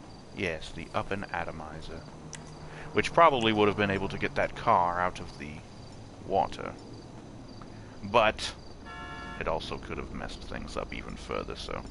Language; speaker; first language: English; native; English